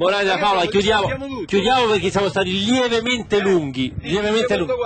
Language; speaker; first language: Italian; native; Italian